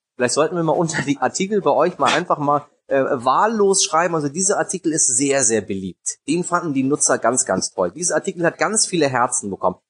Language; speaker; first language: German; early bilingual, other home language; Persian